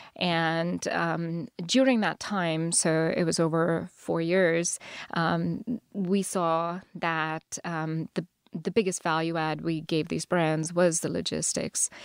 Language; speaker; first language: English; non-native, local second language; Telugu